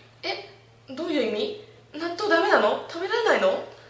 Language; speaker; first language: Japanese; native; Japanese